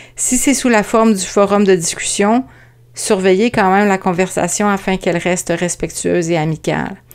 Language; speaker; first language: French; native; French